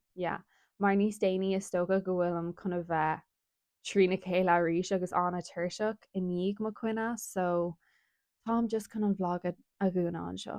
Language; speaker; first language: Irish; non-native, local second language; English